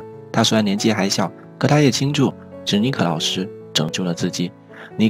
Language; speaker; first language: Chinese; native; Chinese